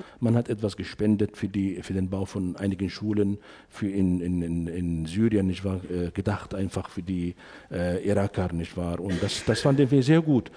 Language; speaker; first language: German; non-native, fluent; Arabic